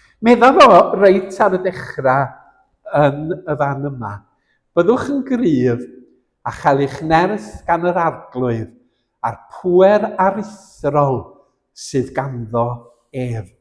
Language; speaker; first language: Welsh; native; Welsh